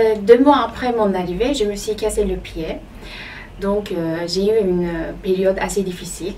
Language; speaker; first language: French; non-native, fluent; Turkish